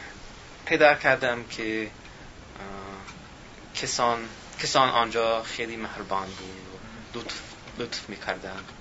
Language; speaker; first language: Persian; non-native, learner; English